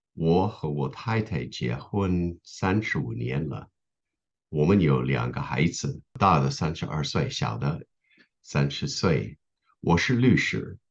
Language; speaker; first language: Chinese; non-native, fluent; English